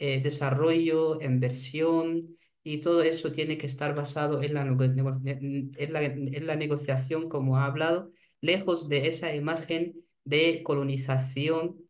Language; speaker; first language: Spanish; non-native, fluent; Arabic